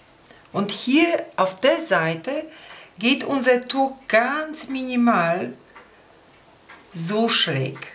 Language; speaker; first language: German; non-native, fluent; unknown